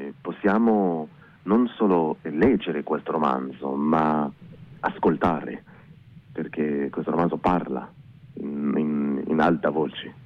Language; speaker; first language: Italian; non-native, learner; Hebrew